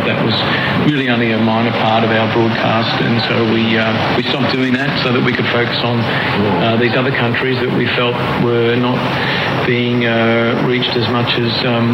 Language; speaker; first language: English; native; English